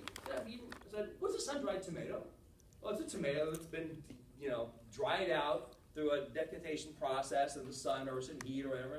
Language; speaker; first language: English; native; English